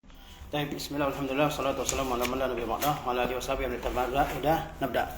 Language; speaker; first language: Arabic; non-native, fluent; Indonesian